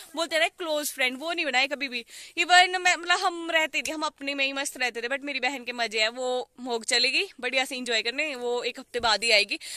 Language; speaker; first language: Hindi; native; Hindi